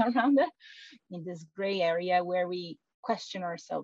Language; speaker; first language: English; non-native, fluent; Portuguese